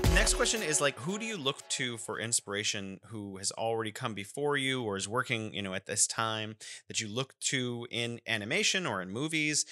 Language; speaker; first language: English; native; English